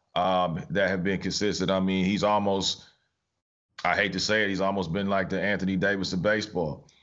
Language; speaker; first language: English; native; English